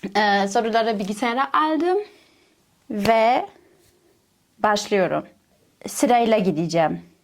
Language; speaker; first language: Turkish; non-native, fluent; German